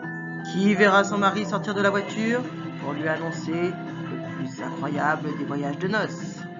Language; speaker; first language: French; native; French